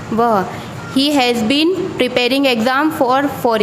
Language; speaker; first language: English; non-native, learner; Hindi